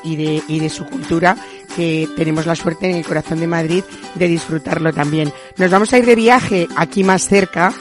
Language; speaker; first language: Spanish; native; Spanish